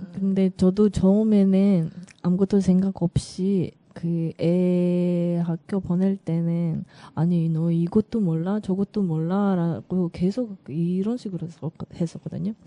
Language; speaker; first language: Korean; non-native, learner; Russian